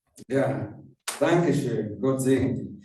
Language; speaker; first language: German; non-native, fluent; Rundi